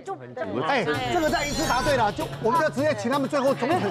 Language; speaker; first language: Chinese; native; Chinese